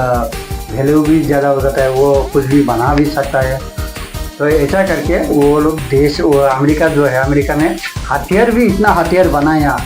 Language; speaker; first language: Hindi; non-native, local second language; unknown